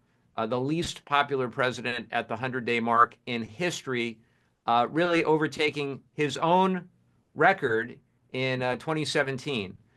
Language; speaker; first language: English; native; English